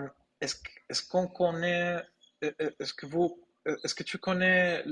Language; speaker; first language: French; non-native, fluent; Spanish